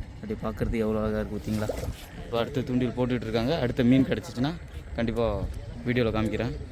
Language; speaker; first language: Tamil; native; Tamil